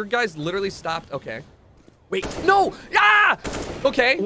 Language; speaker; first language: English; native; English